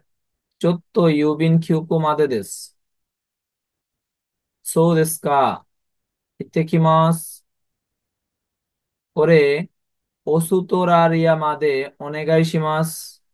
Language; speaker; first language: Japanese; non-native, fluent; Bangla